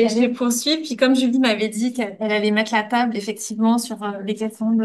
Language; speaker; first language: French; native; French